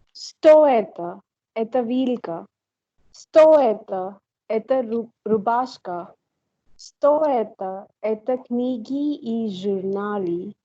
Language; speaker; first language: Russian; non-native, learner; Hindi